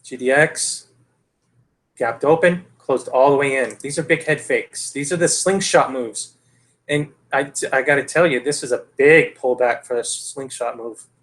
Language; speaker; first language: English; native; English